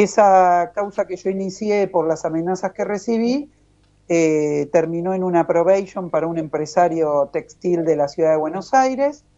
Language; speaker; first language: Spanish; native; Spanish